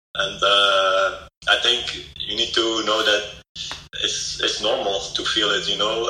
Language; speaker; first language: English; non-native, fluent; Dutch